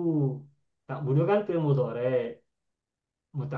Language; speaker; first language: Arabic; non-native, fluent; Indonesian